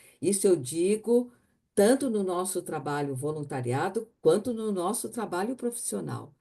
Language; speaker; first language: Portuguese; native; Portuguese